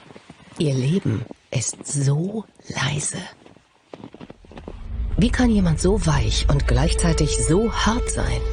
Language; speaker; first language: German; native; German